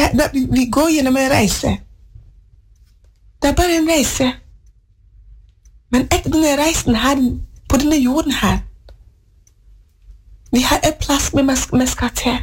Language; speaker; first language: Norwegian; non-native, fluent; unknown